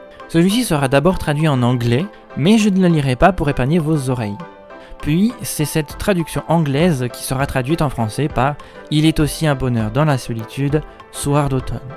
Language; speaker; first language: French; native; French